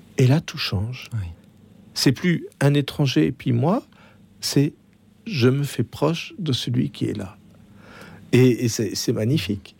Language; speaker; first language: French; native; French